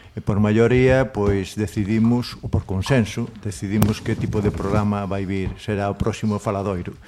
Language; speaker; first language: Galician; non-native, local second language; Spanish